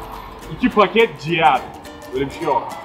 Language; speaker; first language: Turkish; native; Turkish